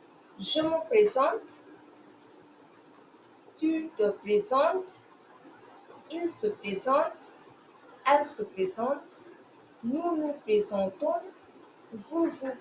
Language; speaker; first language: French; non-native, fluent; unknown